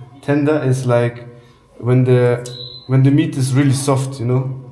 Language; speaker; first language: English; non-native, fluent; German